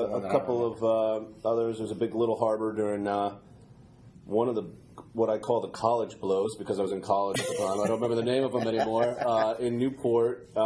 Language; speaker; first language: English; native; English